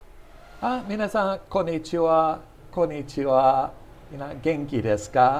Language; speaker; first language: Japanese; non-native, fluent; English